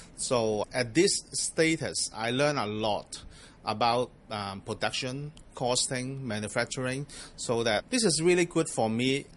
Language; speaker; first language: English; non-native, local second language; Cantonese